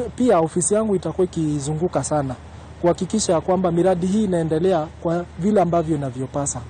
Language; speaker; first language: Swahili; native; Swahili